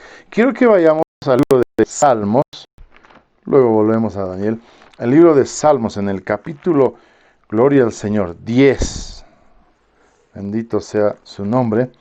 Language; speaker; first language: Spanish; native; Spanish